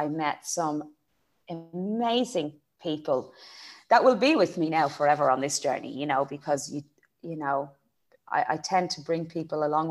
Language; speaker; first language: English; native; English